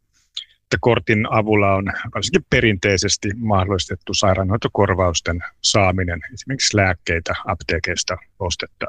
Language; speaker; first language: Finnish; native; Finnish